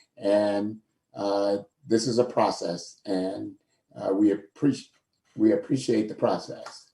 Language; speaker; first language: English; native; English